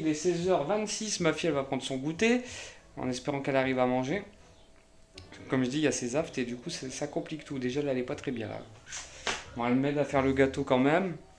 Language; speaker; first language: French; native; French